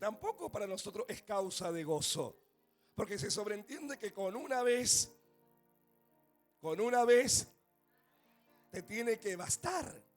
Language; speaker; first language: Spanish; native; Spanish